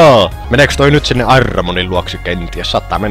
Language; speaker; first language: Finnish; native; Finnish